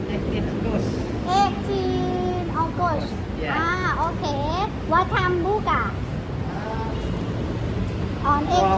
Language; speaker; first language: English; non-native, learner; Thai